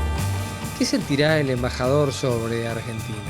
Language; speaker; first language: Spanish; native; Spanish